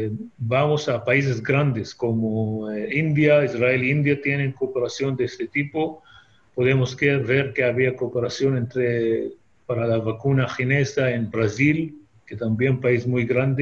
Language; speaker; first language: Spanish; non-native, fluent; Hebrew